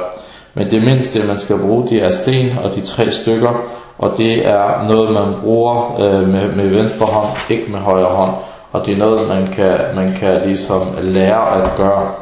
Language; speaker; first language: Danish; early bilingual, other home language; Arabic